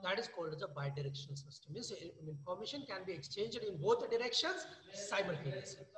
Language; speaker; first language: English; non-native, local second language; Marathi